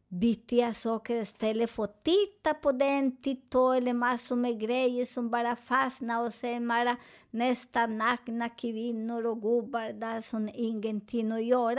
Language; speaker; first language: Swedish; non-native, fluent; Spanish